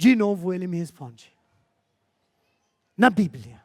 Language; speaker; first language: Portuguese; non-native, fluent; Arabic